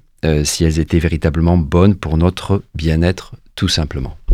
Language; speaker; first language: French; native; French